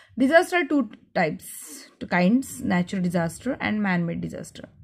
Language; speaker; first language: English; non-native, local second language; Marathi